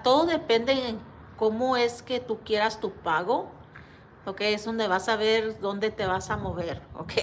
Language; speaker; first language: Spanish; early bilingual, heritage; Spanish